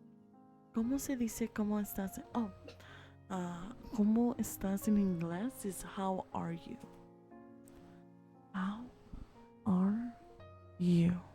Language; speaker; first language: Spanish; early bilingual, heritage; English